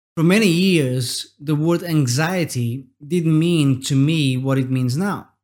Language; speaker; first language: English; non-native, fluent; Portuguese